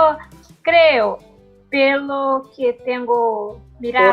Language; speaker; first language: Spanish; non-native, learner; Portuguese